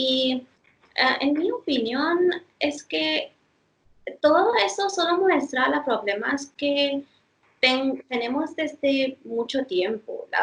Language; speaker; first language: Spanish; non-native, fluent; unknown